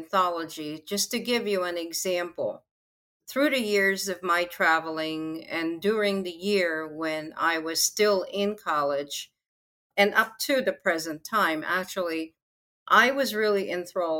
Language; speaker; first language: English; non-native, local second language; Filipino